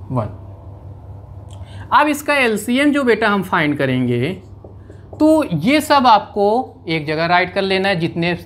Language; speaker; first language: Hindi; native; Hindi